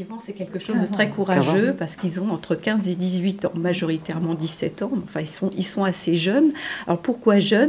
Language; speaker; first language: French; native; French